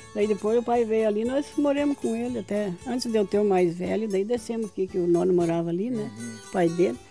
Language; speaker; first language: Portuguese; native; Portuguese